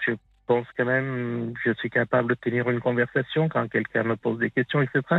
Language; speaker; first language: French; non-native, fluent; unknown